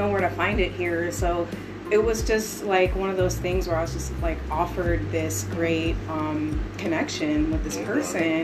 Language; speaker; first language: English; native; English